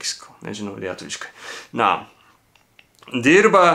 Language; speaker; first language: Lithuanian; non-native, fluent; Japanese